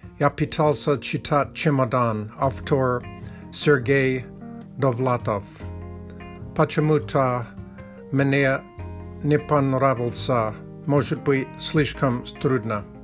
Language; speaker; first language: Russian; non-native, learner; Czech